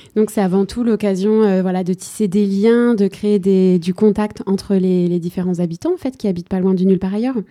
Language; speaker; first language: French; native; French